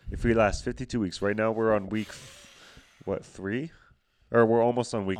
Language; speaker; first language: English; early bilingual, other home language; Spanish